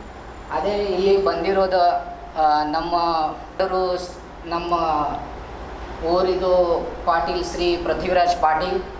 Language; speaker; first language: Kannada; non-native, local second language; Marathi